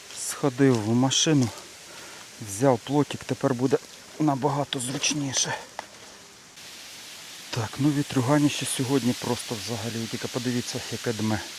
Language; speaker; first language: Ukrainian; native; Ukrainian